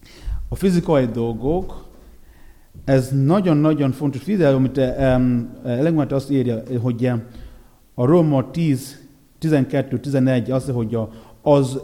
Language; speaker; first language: Hungarian; non-native, fluent; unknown